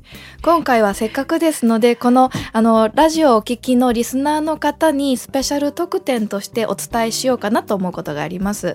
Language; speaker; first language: Japanese; native; Japanese